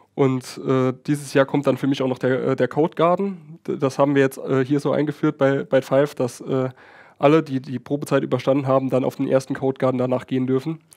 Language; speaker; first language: German; native; German